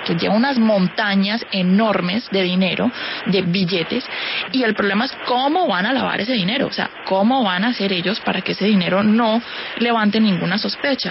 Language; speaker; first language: Spanish; native; Spanish